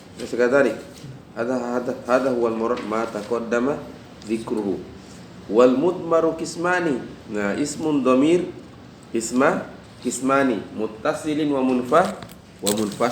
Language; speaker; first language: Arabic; non-native, fluent; Indonesian